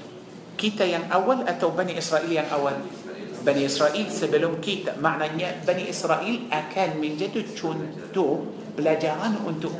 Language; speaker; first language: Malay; non-native, fluent; Arabic